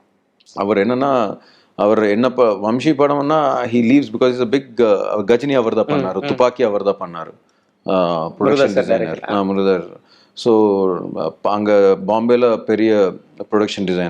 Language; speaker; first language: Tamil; non-native, learner; Telugu